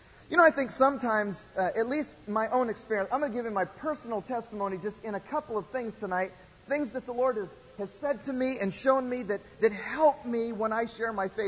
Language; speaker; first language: English; native; English